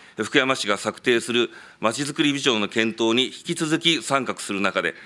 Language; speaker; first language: Japanese; native; Japanese